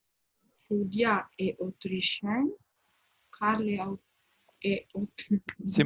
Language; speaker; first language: French; non-native, learner; Albanian